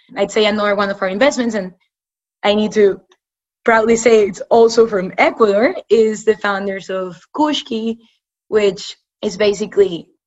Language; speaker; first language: English; non-native, fluent; Spanish